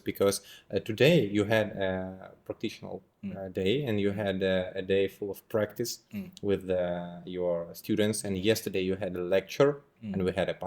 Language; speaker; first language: English; non-native, fluent; Russian